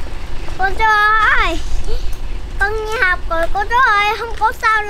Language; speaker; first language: Vietnamese; early bilingual, heritage; Vietnamese